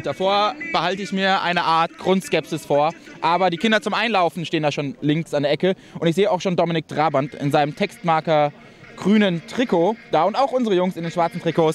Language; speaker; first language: German; native; German